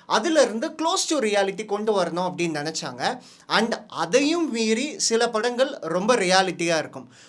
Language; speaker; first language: Tamil; native; Tamil